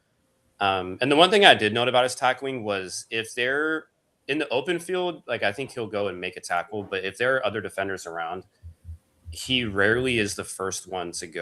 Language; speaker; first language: English; native; English